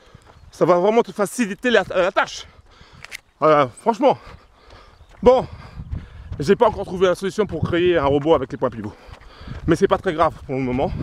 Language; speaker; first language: French; native; French